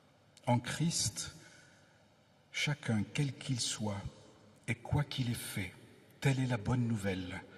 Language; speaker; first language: French; native; French